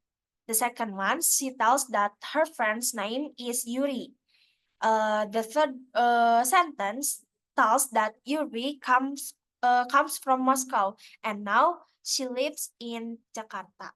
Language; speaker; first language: English; non-native, fluent; Indonesian